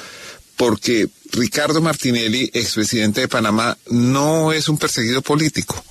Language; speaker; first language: Spanish; native; Spanish